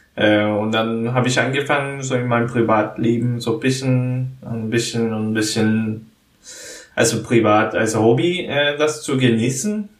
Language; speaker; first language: German; non-native, learner; Korean